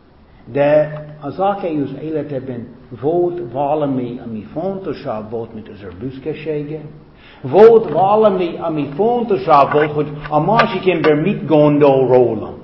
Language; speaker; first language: Hungarian; non-native, fluent; English